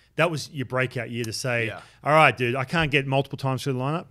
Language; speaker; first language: English; native; English